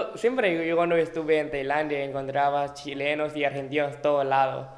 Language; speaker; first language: Spanish; non-native, fluent; Thai